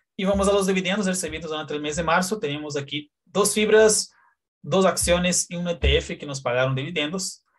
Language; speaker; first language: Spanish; non-native, fluent; Portuguese